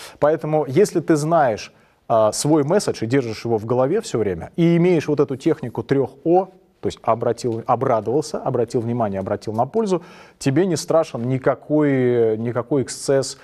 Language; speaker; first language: Russian; native; Russian